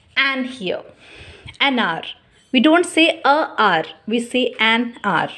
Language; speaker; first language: English; non-native, local second language; Hindi